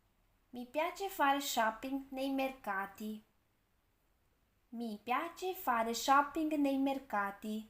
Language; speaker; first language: Italian; non-native, fluent; Urdu